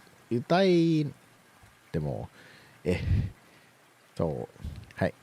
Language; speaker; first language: Japanese; non-native, learner; Thai